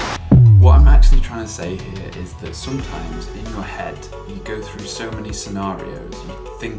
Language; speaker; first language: English; native; English